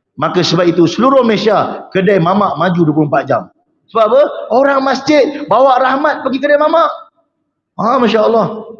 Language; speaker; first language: Malay; native; Malay